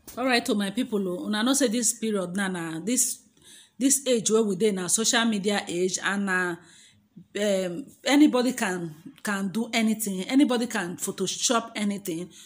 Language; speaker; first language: Nigerian Pidgin; non-native, local second language; Yoruba